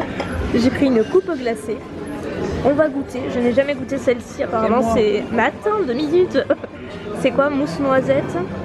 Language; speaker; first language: French; native; French